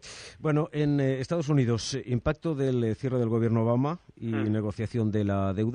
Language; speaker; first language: Spanish; native; Spanish